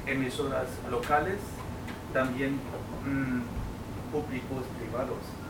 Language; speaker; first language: Spanish; non-native, fluent; German